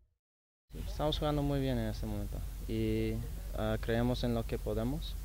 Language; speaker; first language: Spanish; non-native, learner; English